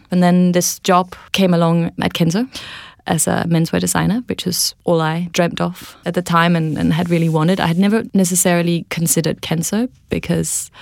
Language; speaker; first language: English; non-native, fluent; Danish